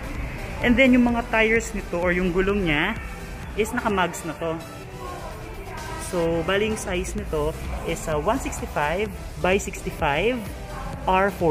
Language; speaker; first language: Filipino; native; Filipino